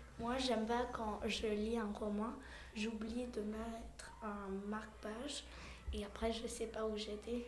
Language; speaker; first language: French; early bilingual, heritage; French